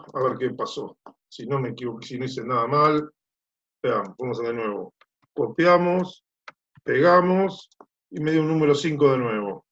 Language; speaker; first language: Spanish; native; Spanish